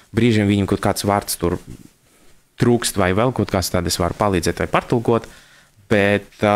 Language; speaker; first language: Latvian; non-native, local second language; Russian